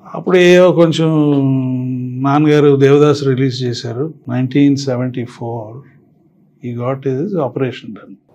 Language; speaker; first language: Telugu; native; Telugu